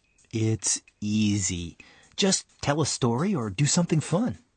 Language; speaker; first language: English; native; English